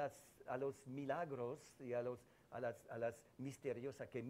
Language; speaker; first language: Spanish; non-native, fluent; French